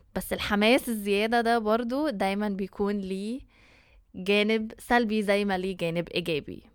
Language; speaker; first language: Arabic; early bilingual, heritage; Arabic